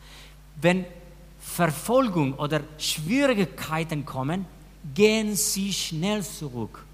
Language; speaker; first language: German; non-native, fluent; Spanish